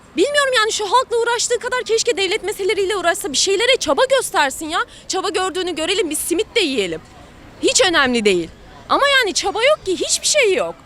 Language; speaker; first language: Turkish; native; Turkish